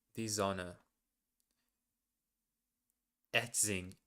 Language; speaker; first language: German; non-native, learner; Portuguese